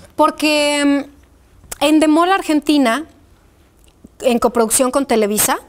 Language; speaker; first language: Spanish; early bilingual, other home language; Polish